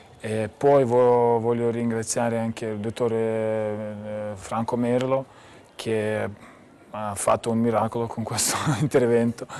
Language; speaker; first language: Italian; non-native, learner; Lithuanian